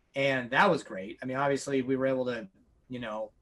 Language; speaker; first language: English; native; English